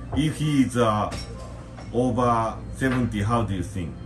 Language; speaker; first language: English; non-native, learner; Japanese